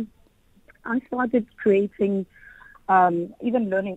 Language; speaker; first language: English; non-native, local second language; Xhosa